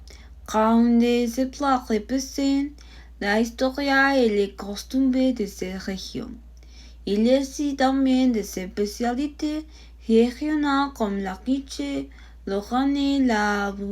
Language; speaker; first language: French; non-native, learner; Spanish